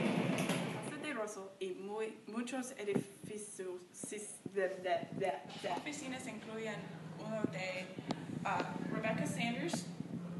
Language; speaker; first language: Spanish; non-native, learner; English